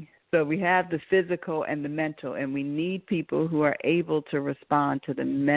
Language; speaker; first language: English; native; English